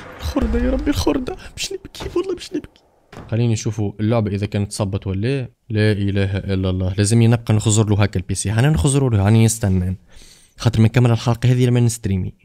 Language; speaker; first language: Arabic; native; Arabic